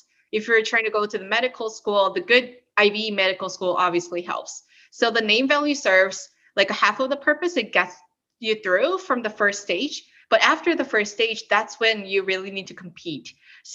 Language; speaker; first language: English; early bilingual, other home language; Korean